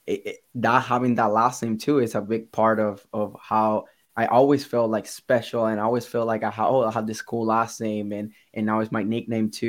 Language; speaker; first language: English; non-native, fluent; Spanish